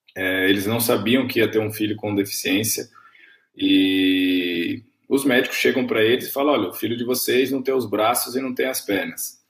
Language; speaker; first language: Portuguese; native; Portuguese